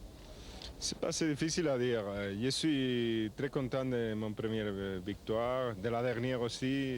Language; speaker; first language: French; non-native, learner; Spanish